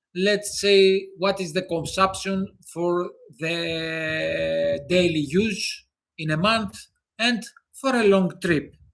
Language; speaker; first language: English; non-native, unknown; Greek